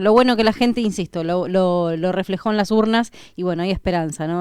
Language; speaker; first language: Spanish; native; Spanish